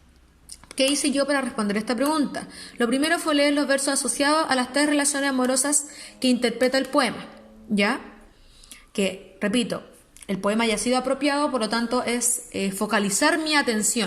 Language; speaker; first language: Spanish; native; Spanish